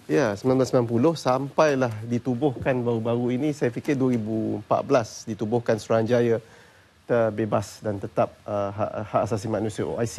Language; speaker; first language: Malay; native; Malay